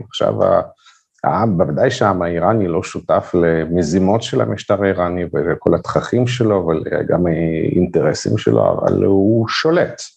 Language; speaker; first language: Hebrew; non-native, fluent; Russian